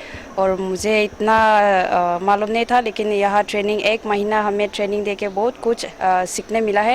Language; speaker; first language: Hindi; non-native, local second language; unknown